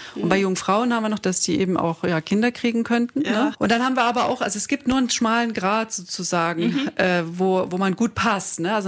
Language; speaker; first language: German; native; German